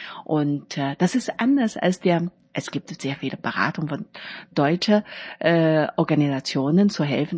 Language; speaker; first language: German; non-native, learner; Chinese